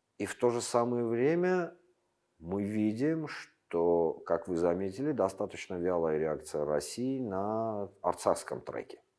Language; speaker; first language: Russian; non-native, local second language; Armenian